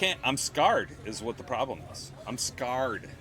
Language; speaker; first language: English; native; English